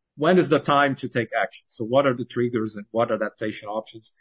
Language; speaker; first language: English; non-native, fluent; Portuguese